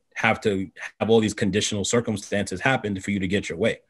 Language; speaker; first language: English; native; English